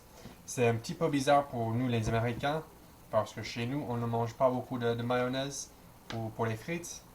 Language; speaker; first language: French; non-native, learner; English